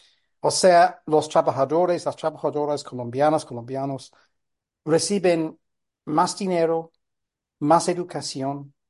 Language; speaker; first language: Spanish; non-native, fluent; English